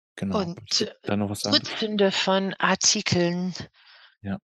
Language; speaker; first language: German; non-native, fluent; English